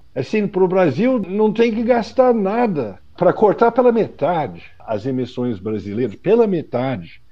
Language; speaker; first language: Portuguese; non-native, fluent; English